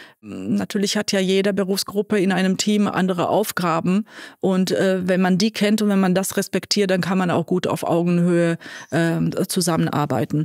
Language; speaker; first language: German; non-native, fluent; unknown